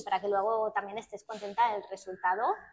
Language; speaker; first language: Spanish; native; Spanish